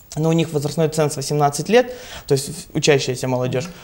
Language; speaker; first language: Russian; native; Russian